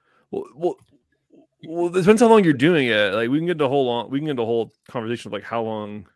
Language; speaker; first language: English; native; English